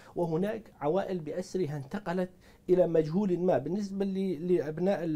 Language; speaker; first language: Arabic; non-native, local second language; Kurdish